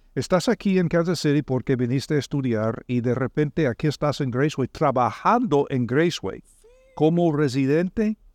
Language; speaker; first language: Spanish; non-native, fluent; English